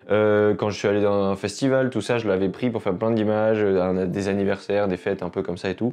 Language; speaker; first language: French; native; French